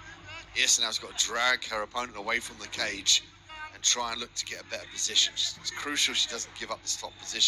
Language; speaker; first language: English; native; English